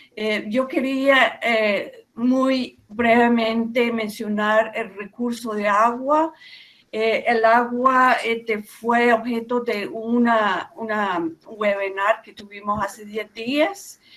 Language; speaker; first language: Spanish; non-native, fluent; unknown